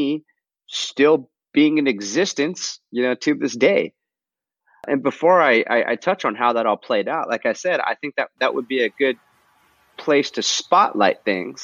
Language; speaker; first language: English; native; English